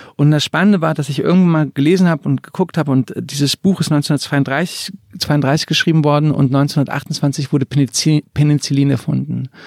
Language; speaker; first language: German; early bilingual, other home language; Croatian